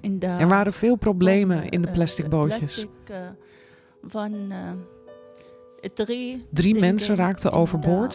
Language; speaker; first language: Dutch; non-native, learner; Arabic